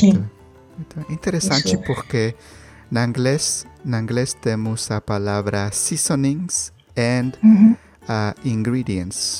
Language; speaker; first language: Portuguese; non-native, learner; Spanish